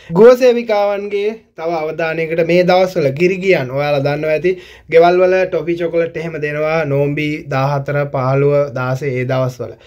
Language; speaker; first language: Sinhala; native; Sinhala